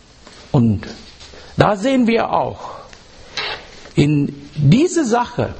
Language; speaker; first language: German; non-native, learner; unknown